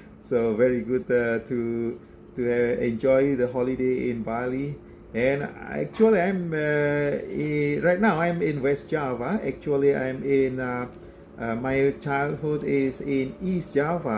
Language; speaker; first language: English; non-native, learner; Indonesian